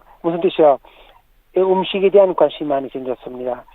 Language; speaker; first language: Korean; non-native, learner; Italian